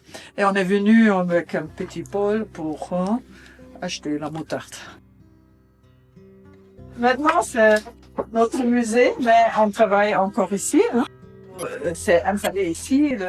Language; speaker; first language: French; non-native, fluent; German